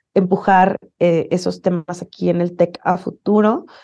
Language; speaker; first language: Spanish; native; Spanish